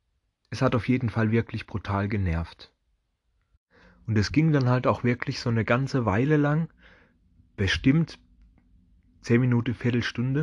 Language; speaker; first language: German; native; German